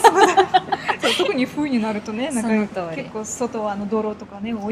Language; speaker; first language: Japanese; non-native, fluent; Russian